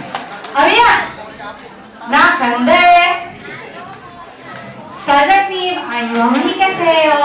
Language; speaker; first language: Korean; non-native, learner; Filipino